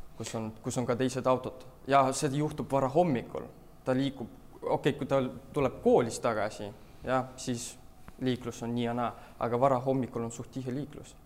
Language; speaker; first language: Estonian; non-native, local second language; Russian